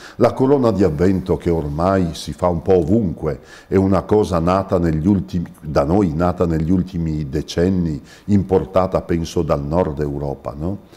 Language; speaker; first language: Italian; native; Italian